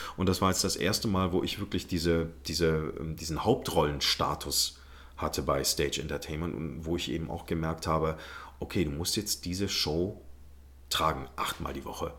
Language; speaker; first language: German; early bilingual, other home language; Arabic